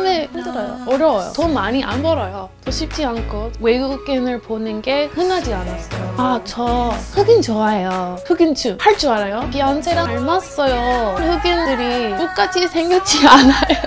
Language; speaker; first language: Korean; non-native, learner; English